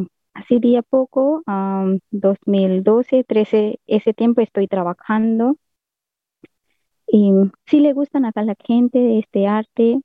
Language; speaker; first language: Spanish; non-native, learner; Hindi